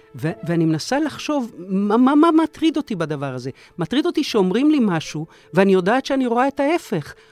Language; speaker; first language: Hebrew; early bilingual, other home language; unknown